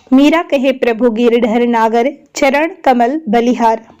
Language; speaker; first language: Hindi; non-native, local second language; Assamese